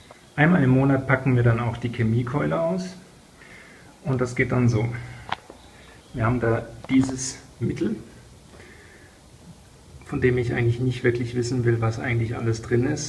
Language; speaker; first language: German; native; German